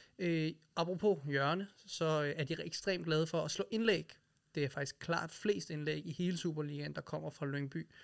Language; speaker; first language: Danish; native; Danish